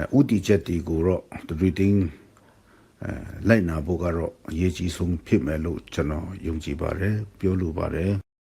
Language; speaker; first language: Burmese; non-native, local second language; Kachin